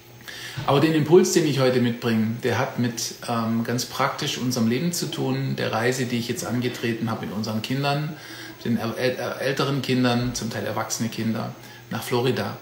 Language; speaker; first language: German; native; German